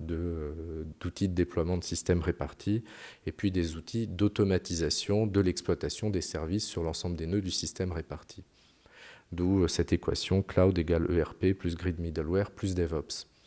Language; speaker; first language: French; native; French